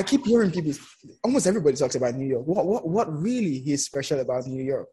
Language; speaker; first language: English; non-native, local second language; Yoruba